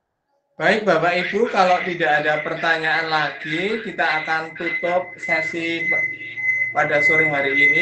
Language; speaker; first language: Indonesian; native; Indonesian